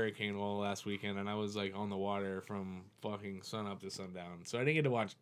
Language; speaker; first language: English; native; English